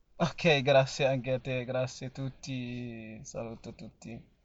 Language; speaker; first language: Italian; non-native, learner; Fula